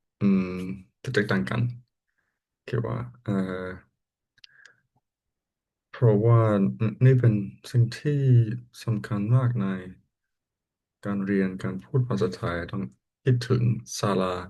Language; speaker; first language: Thai; non-native, learner; English